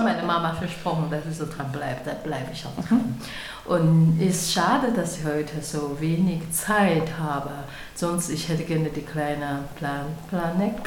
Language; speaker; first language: German; non-native, learner; Chinese